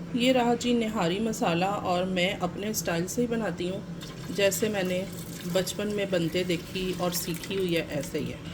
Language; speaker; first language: Urdu; non-native, local second language; Punjabi